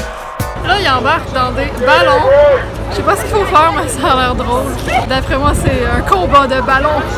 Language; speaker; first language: French; native; French